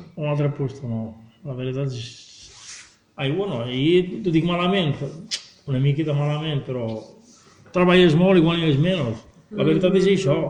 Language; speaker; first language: Catalan; non-native, learner; Arabic